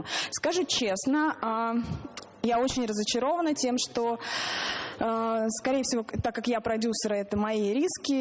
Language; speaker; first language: Russian; native; Russian